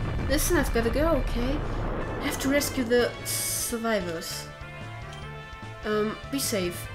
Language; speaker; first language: English; non-native, fluent; German